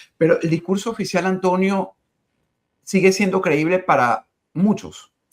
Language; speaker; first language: Spanish; native; Spanish